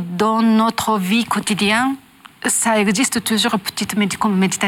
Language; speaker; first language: French; non-native, learner; Japanese